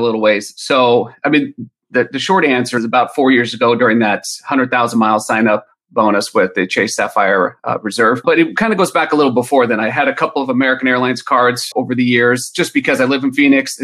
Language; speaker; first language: English; native; English